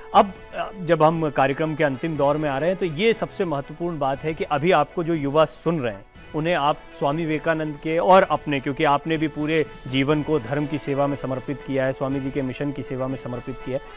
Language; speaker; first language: Hindi; native; Hindi